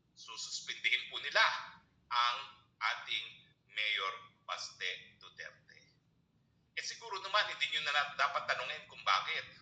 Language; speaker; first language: Filipino; native; Filipino